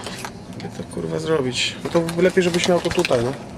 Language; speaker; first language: Polish; native; Polish